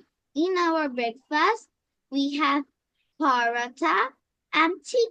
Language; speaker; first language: English; non-native, learner; Bangla